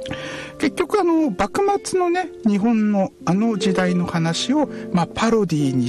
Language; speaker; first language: Japanese; native; Japanese